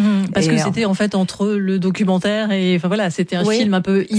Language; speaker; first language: French; native; French